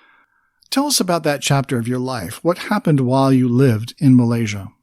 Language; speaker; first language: English; native; English